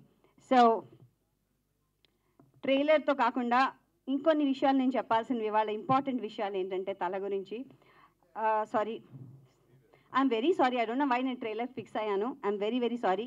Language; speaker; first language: Telugu; native; Telugu